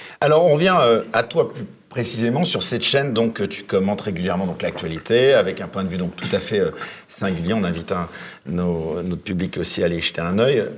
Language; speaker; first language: French; native; French